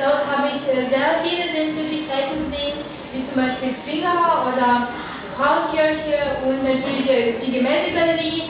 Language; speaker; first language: German; non-native, fluent; Russian